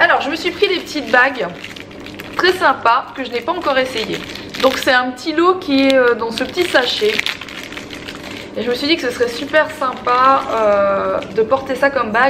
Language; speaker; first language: French; native; French